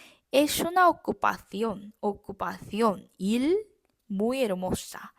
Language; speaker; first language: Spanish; non-native, fluent; Korean